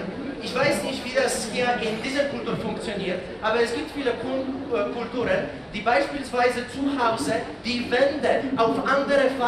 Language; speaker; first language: German; non-native, fluent; Polish